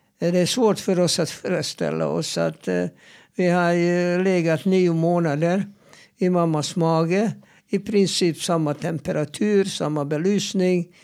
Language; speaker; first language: Swedish; non-native, fluent; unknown